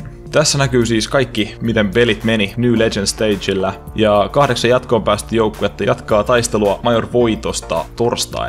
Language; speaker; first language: Finnish; native; Finnish